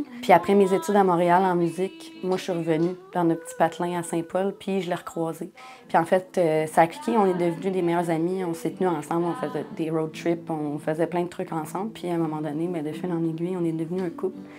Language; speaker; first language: French; native; French